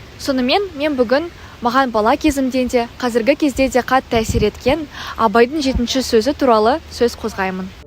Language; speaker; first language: Kazakh; native; Kazakh